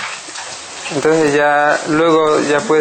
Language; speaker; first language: Spanish; non-native, learner; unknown